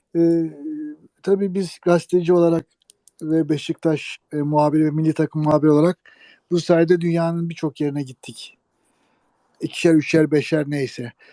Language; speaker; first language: Turkish; native; Turkish